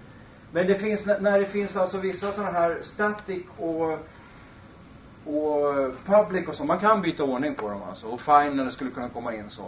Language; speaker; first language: Swedish; native; Swedish